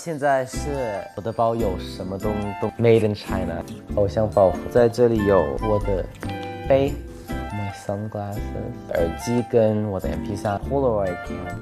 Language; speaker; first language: Chinese; non-native, learner; Thai